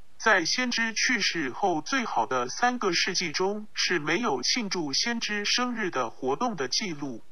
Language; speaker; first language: Chinese; non-native, local second language; Cantonese